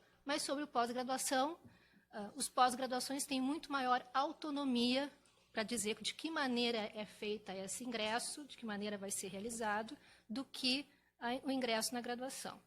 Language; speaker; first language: Portuguese; native; Portuguese